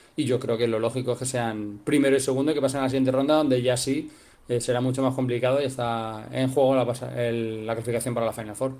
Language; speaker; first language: Spanish; native; Spanish